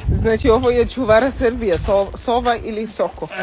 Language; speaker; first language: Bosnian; non-native, learner; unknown